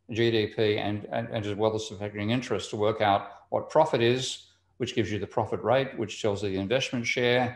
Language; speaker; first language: English; native; English